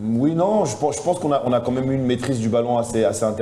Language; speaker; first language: French; native; French